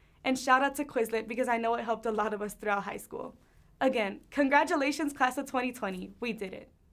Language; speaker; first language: English; early bilingual, other home language; Spanish